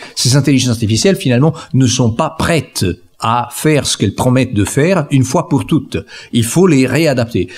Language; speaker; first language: French; non-native, fluent; Italian